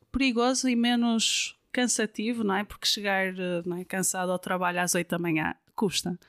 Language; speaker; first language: Portuguese; non-native, fluent; Dutch